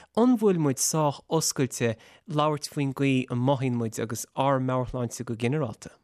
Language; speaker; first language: Irish; native; Irish